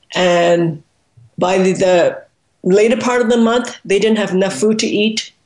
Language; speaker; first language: English; non-native, local second language; Cantonese